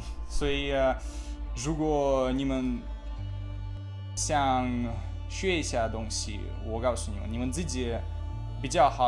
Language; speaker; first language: Chinese; non-native, learner; Russian